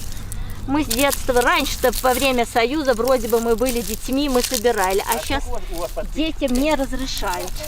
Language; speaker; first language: Russian; non-native, local second language; Uzbek